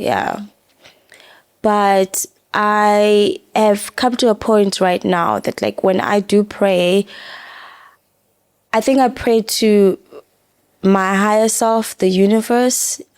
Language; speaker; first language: English; non-native, local second language; Zulu